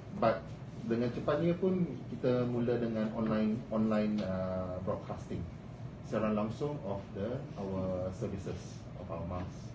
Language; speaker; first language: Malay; non-native, local second language; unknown